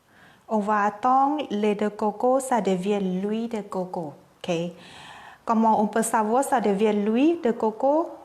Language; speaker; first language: French; non-native, learner; Thai